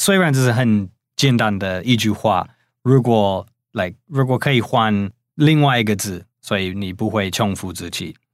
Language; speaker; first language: Chinese; non-native, fluent; English